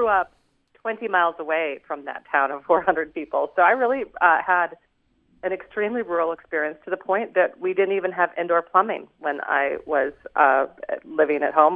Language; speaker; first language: English; native; English